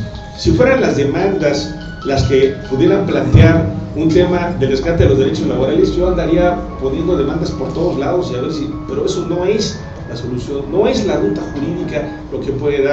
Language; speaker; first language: Spanish; native; Spanish